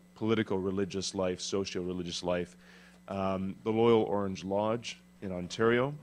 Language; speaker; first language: English; native; English